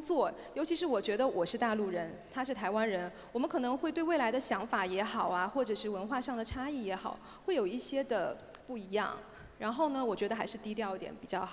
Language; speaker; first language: Chinese; native; Chinese